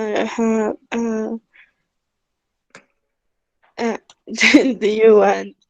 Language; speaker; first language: English; non-native, learner; Spanish